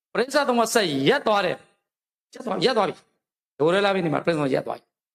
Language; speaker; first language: Burmese; native; Burmese